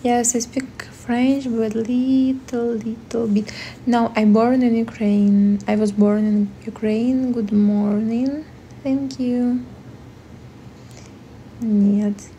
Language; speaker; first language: English; non-native, learner; Ukrainian